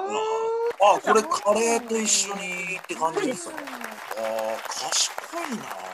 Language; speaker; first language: Japanese; native; Japanese